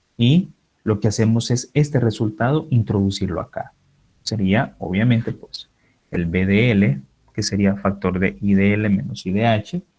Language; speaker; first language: Spanish; native; Spanish